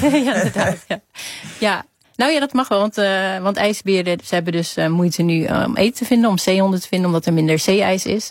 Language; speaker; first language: Dutch; native; Dutch